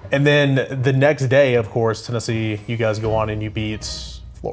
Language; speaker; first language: English; native; English